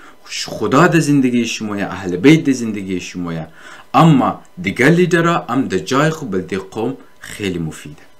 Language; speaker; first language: Persian; native; Persian